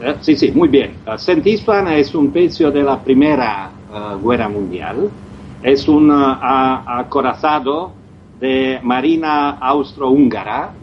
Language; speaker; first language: Spanish; non-native, learner; Croatian